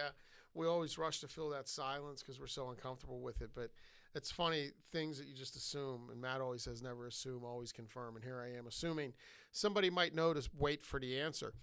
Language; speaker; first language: English; native; English